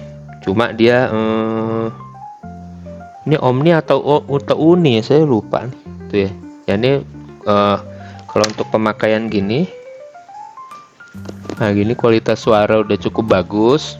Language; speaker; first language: Indonesian; native; Indonesian